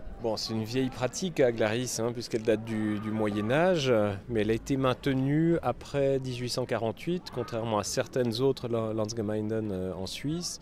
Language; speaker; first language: French; native; French